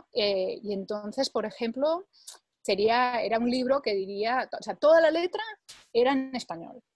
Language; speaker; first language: Spanish; early bilingual, other home language; English